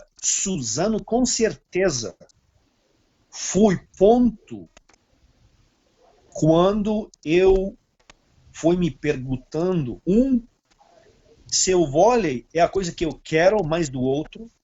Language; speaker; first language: Portuguese; non-native, fluent; Serbian